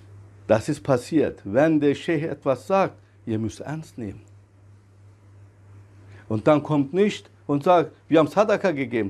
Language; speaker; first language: German; non-native, fluent; Turkish